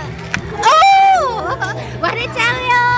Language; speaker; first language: Japanese; native; Japanese